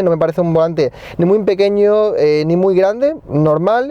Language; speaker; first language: Spanish; native; Spanish